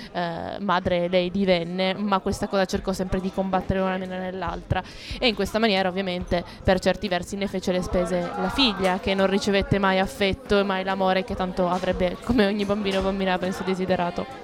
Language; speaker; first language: Italian; native; Italian